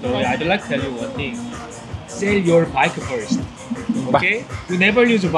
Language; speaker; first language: English; non-native, fluent; Korean